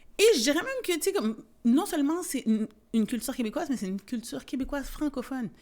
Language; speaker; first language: French; native; French